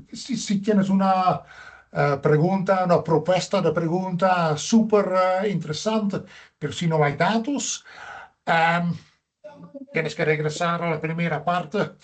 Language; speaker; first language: Spanish; non-native, fluent; Dutch